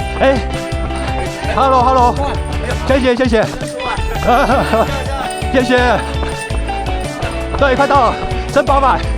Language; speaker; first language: Chinese; native; Chinese